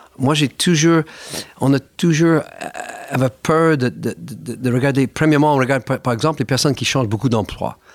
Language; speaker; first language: French; non-native, fluent; English